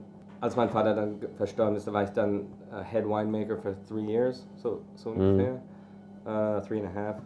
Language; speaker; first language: German; early bilingual, heritage; English